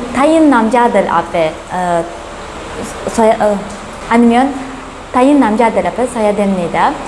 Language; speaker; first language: Korean; non-native, fluent; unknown